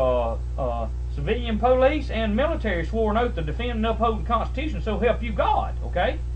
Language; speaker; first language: English; native; English